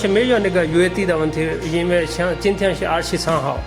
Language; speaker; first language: Chinese; non-native, learner; Urdu